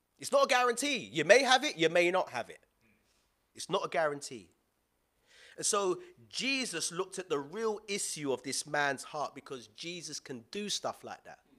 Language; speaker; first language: English; native; English